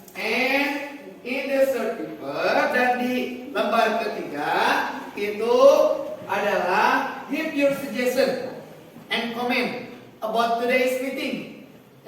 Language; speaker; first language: English; non-native, fluent; Indonesian